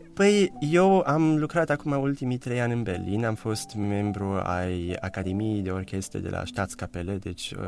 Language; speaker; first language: Romanian; early bilingual, heritage; Romanian